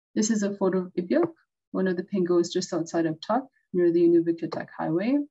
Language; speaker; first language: English; native; English